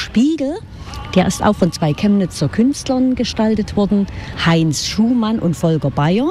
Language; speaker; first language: German; native; German